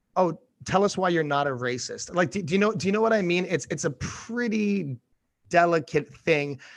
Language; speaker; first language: English; native; English